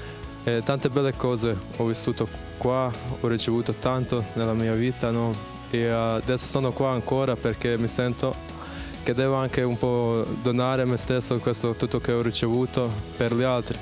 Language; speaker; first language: Italian; non-native, fluent; Bosnian